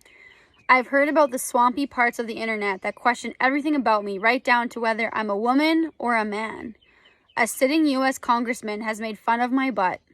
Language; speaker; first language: English; native; English